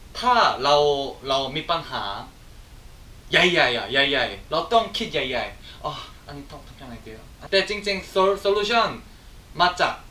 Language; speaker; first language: Thai; non-native, learner; Korean